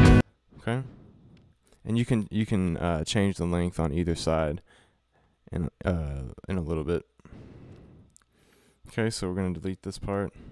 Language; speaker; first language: English; native; English